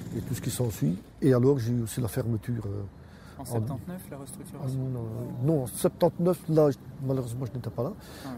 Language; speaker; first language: French; native; French